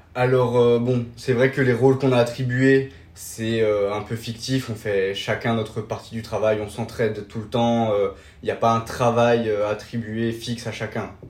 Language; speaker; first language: French; native; French